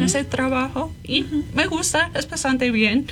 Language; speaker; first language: Spanish; non-native, fluent; English